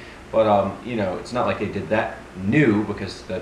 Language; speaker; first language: English; native; English